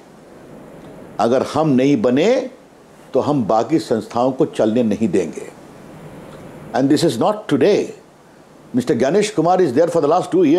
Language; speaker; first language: English; non-native, local second language; Hindi